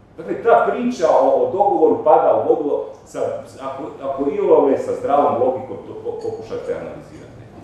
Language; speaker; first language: Croatian; native; Croatian